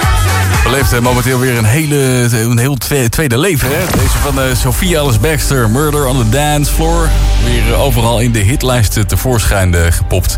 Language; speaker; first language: Dutch; native; Dutch